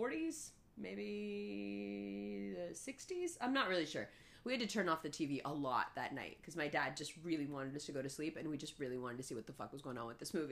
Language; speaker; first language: English; early bilingual, other home language; Urdu